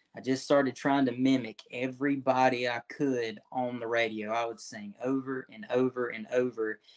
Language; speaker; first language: English; native; English